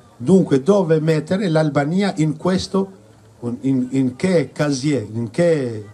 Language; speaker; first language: Italian; non-native, fluent; Albanian